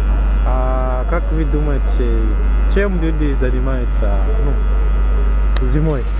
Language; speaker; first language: Russian; non-native, learner; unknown